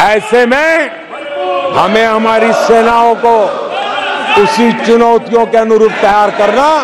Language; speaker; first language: Hindi; non-native, local second language; Gujarati